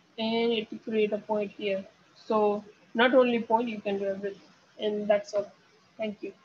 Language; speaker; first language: English; non-native, local second language; Nepali